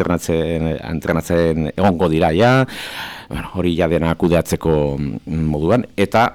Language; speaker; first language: Basque; native; Basque